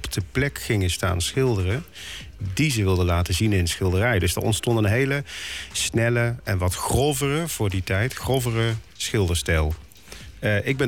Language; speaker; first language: Dutch; native; Dutch